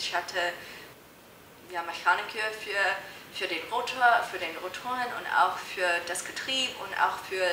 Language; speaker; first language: German; non-native, fluent; English